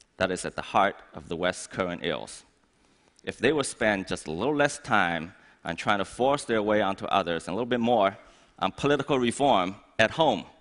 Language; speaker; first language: English; non-native, fluent; Chinese